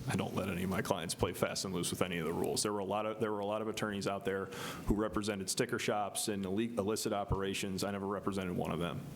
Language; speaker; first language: English; native; English